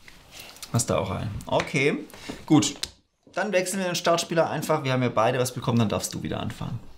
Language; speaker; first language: German; native; German